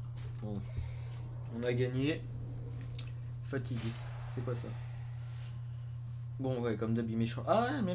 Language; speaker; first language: French; native; French